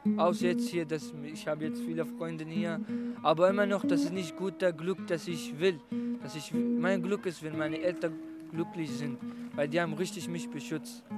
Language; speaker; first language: German; non-native, learner; Kurdish